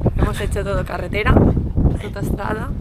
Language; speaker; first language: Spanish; non-native, learner; Italian